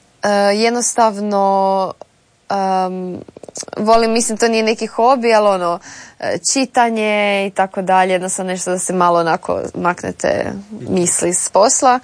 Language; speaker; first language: Serbian; native; Serbian